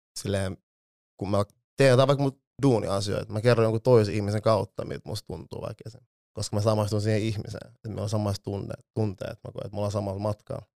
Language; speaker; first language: Finnish; early bilingual, other home language; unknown